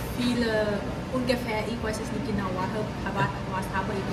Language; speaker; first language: German; non-native, learner; Thai